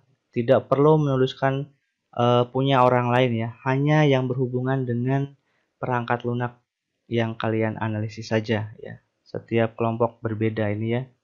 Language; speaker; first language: Indonesian; native; Indonesian